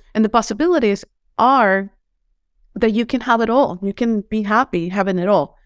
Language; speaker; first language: English; non-native, fluent; Spanish